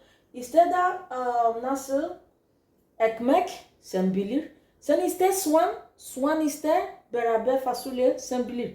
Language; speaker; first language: Turkish; non-native, learner; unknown